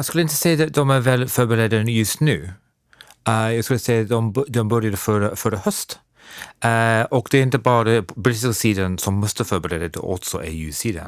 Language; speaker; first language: Swedish; non-native, fluent; English